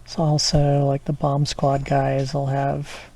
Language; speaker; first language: English; native; English